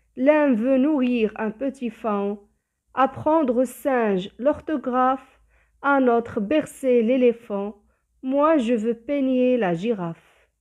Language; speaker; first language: French; non-native, local second language; Arabic